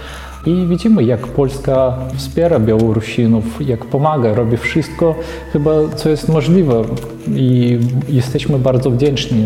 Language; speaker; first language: Polish; non-native, fluent; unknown